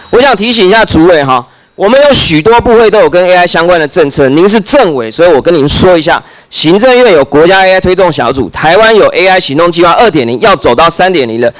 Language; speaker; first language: Chinese; native; Chinese